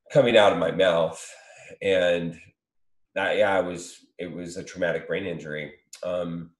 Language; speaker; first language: English; native; English